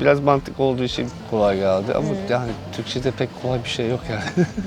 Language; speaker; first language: Turkish; non-native, fluent; English